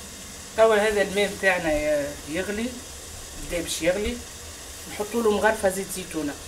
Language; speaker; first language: Arabic; native; Arabic